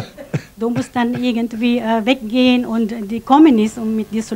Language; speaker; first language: German; non-native, fluent; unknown